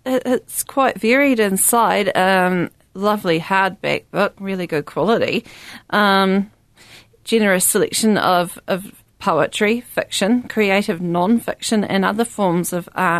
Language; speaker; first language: English; native; English